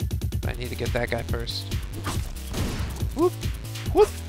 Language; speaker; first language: English; native; English